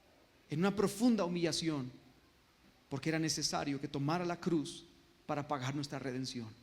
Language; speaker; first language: Spanish; native; Spanish